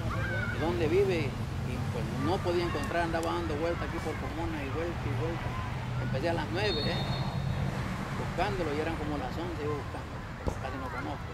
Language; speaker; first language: Spanish; native; Spanish